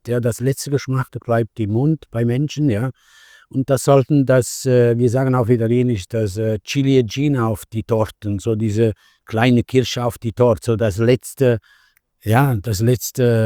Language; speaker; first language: German; non-native, fluent; Italian